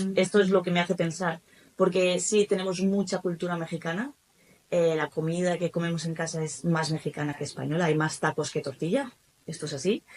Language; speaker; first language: Spanish; native; Spanish